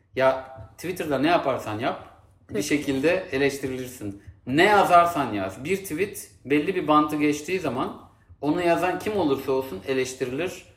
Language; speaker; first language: Turkish; native; Turkish